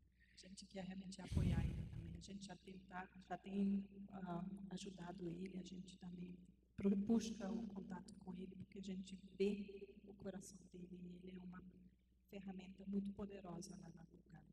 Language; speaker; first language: Portuguese; non-native, fluent; German